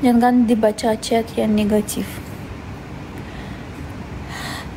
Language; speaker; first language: Indonesian; non-native, fluent; Russian